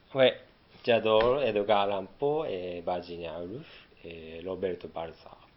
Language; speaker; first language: French; non-native, learner; Japanese